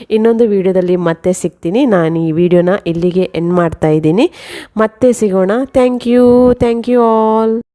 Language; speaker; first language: Kannada; non-native, local second language; Tulu